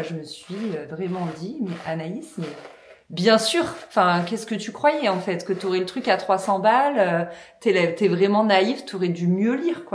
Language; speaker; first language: French; native; French